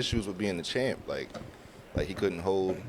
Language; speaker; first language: English; native; English